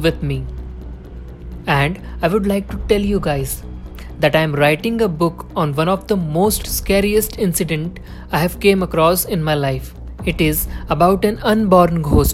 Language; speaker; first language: English; non-native, local second language; Hindi